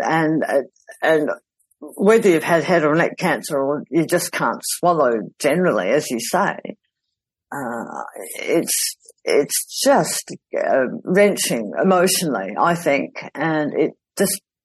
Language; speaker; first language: English; native; English